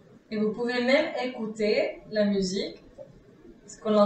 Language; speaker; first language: French; non-native, fluent; Czech